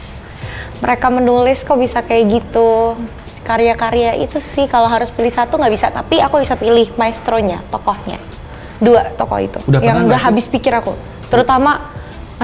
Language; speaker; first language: Indonesian; native; Indonesian